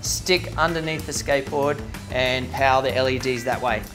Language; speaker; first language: English; native; English